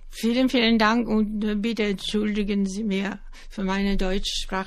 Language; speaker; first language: German; non-native, learner; Greek